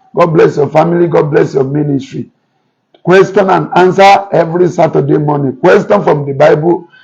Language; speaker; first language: English; non-native, local second language; Yoruba